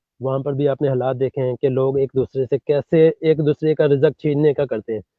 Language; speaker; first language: Urdu; non-native, local second language; Punjabi